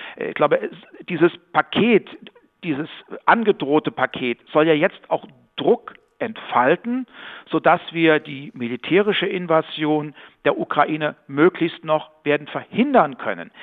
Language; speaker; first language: German; native; German